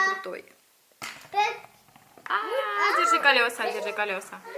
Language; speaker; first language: Russian; native; Russian